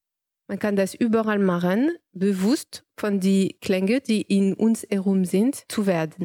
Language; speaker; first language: German; non-native, fluent; French